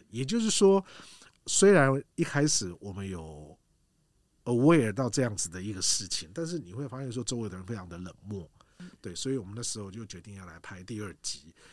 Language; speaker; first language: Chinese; native; Chinese